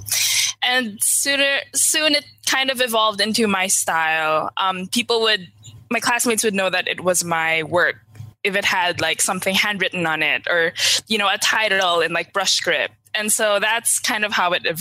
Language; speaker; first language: English; non-native, local second language; Filipino